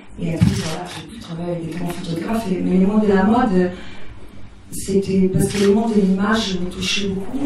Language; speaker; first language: French; non-native, fluent; Italian